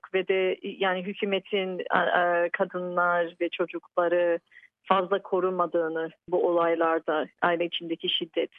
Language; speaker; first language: Turkish; early bilingual, heritage; Turkish